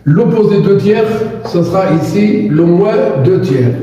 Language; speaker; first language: French; non-native, local second language; Arabic